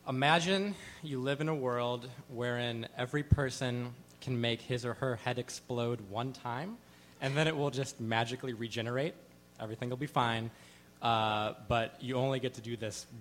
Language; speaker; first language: English; native; English